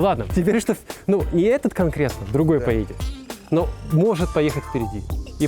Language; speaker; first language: Russian; native; Russian